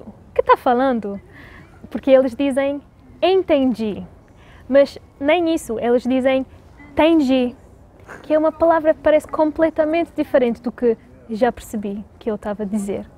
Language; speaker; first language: Portuguese; non-native, fluent; English